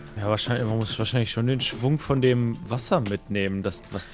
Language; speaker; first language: German; native; German